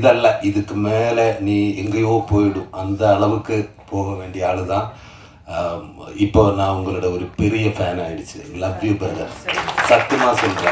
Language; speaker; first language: Tamil; non-native, learner; Malayalam